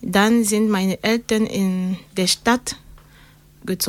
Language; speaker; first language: German; non-native, learner; French